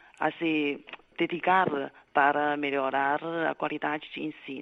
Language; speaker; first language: Portuguese; non-native, fluent; Chinese